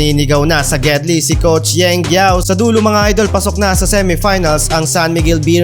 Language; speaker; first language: Filipino; native; Filipino